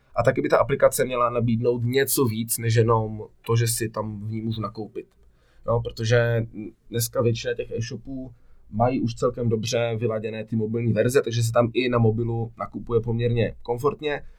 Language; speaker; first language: Czech; native; Czech